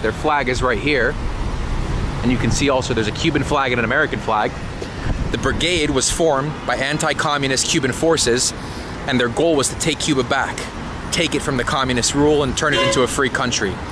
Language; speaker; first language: English; native; English